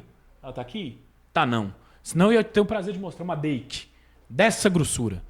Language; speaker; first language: Portuguese; native; Portuguese